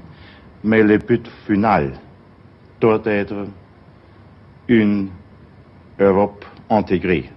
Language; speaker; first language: French; non-native, fluent; German